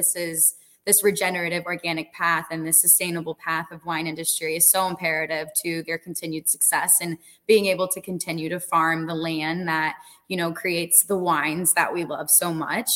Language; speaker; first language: English; native; English